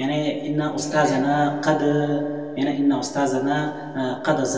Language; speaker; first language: Arabic; non-native, fluent; Urdu